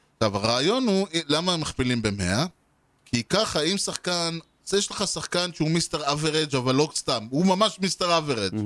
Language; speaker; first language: Hebrew; native; Hebrew